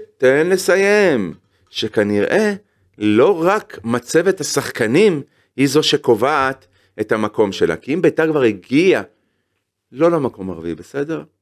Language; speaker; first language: Hebrew; native; Hebrew